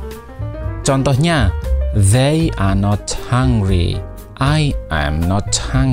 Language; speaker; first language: English; non-native, fluent; Indonesian